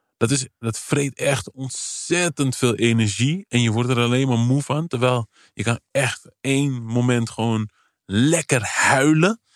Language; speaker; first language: Dutch; early bilingual, other home language; Kabuverdianu